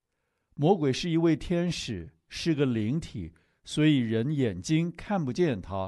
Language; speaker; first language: Chinese; native; Chinese